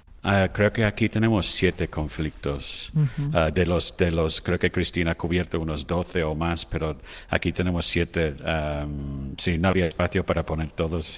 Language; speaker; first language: Spanish; non-native, fluent; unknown